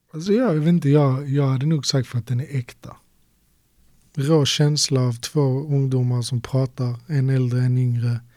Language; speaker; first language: Swedish; native; Swedish